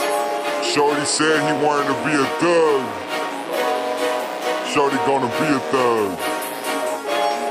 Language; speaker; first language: English; native; English